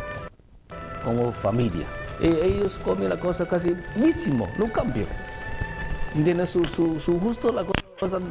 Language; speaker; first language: Spanish; non-native, learner; Cantonese